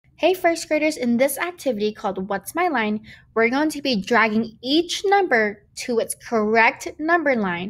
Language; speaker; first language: English; native; English